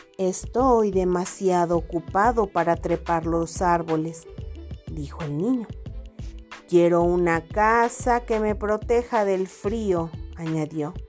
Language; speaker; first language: Spanish; non-native, fluent; Portuguese